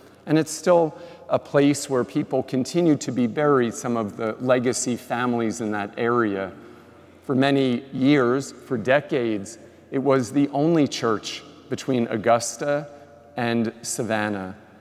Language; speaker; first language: English; native; English